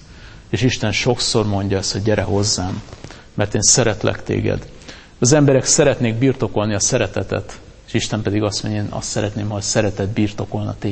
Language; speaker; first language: Hungarian; native; Hungarian